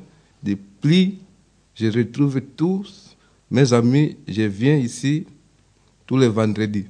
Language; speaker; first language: French; non-native, learner; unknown